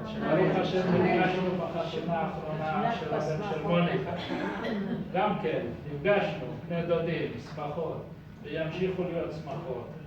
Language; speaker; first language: Hebrew; early bilingual, other home language; Persian